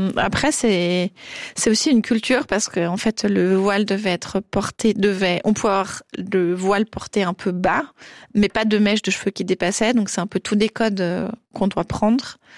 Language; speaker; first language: French; native; French